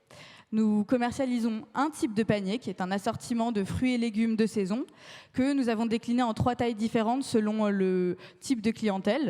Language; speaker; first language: French; native; French